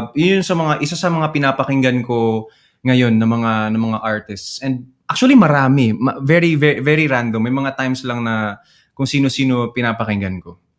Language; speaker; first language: Filipino; non-native, local second language; Cebuano